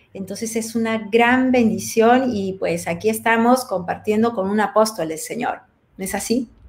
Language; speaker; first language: Spanish; native; Spanish